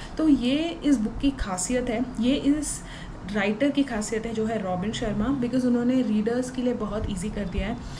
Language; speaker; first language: Hindi; non-native, local second language; Tulu